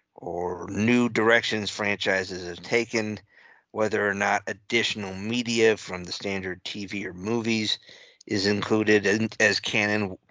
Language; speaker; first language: English; native; English